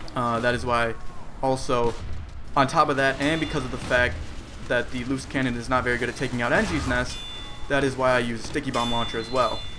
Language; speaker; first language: English; native; English